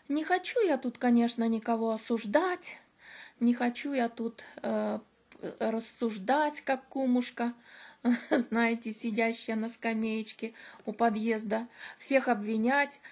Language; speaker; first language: Russian; native; Russian